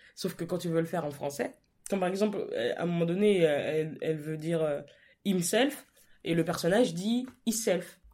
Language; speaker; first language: French; native; French